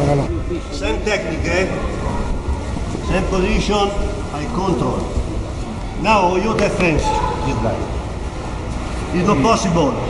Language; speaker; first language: English; non-native, learner; Italian